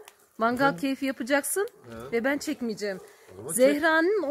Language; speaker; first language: Turkish; native; Turkish